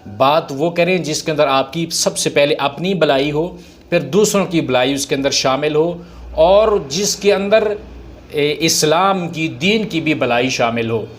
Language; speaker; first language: Urdu; native; Urdu